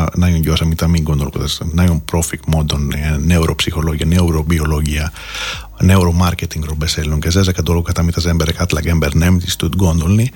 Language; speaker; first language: Hungarian; non-native, learner; Greek